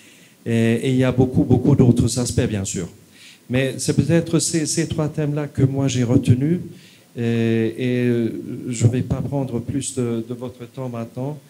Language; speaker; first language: French; non-native, fluent; Swedish